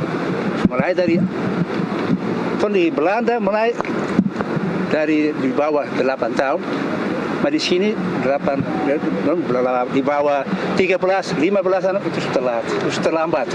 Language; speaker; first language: Indonesian; early bilingual, heritage; Indonesian